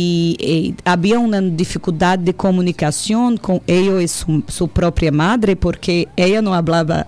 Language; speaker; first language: Spanish; non-native, learner; Portuguese